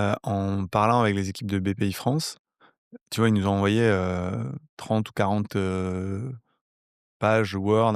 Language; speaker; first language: French; native; French